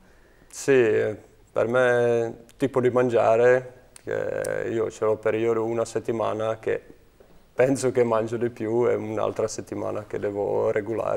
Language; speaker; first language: Italian; non-native, fluent; Czech